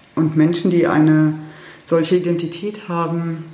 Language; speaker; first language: German; early bilingual, heritage; German